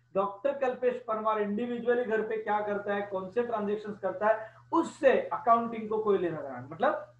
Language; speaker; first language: Hindi; non-native, local second language; Gujarati